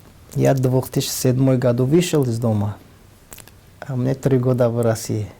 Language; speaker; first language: Russian; non-native, learner; Tajik